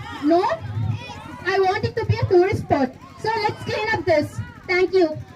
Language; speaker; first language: English; non-native, local second language; Telugu